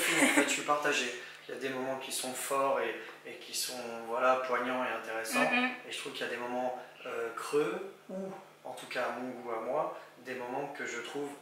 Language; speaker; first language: French; native; French